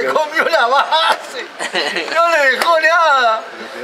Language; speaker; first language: Spanish; native; Spanish